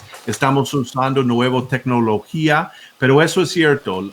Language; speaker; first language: Spanish; non-native, fluent; English